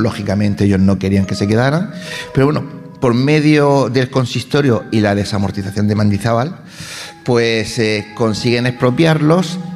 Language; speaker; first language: Spanish; native; Spanish